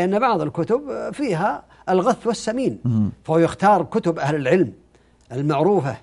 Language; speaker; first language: Arabic; native; Arabic